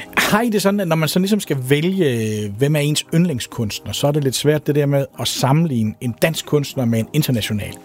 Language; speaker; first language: Danish; native; Danish